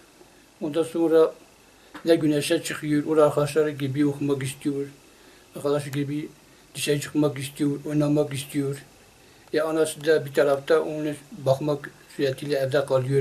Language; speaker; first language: Turkish; non-native, local second language; Kurdish